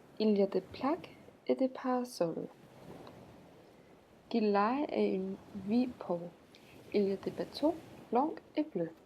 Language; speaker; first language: French; non-native, learner; Danish